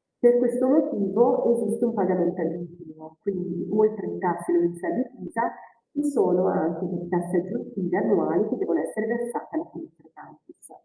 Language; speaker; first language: Italian; native; Italian